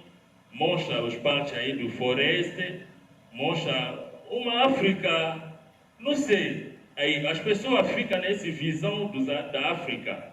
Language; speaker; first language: Portuguese; non-native, learner; Lingala